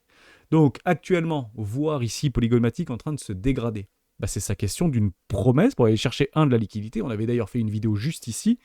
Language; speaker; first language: French; native; French